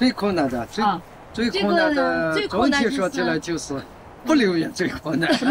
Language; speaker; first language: Chinese; native; Chinese